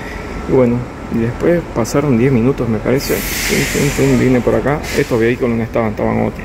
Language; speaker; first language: Spanish; native; Spanish